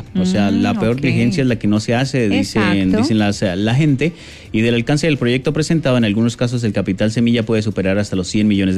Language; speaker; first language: Spanish; native; Spanish